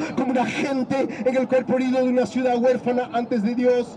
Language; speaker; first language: Spanish; native; Spanish